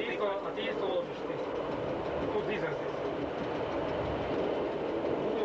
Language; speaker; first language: Slovenian; non-native, learner; Italian